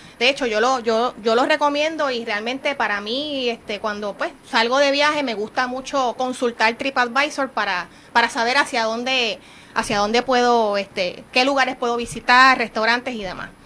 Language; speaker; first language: Spanish; native; Spanish